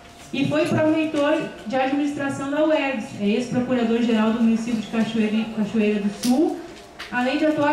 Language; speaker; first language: Portuguese; native; Portuguese